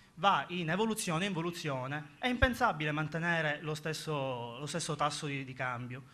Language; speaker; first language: Italian; native; Italian